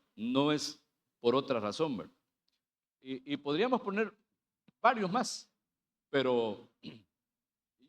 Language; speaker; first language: Spanish; native; Spanish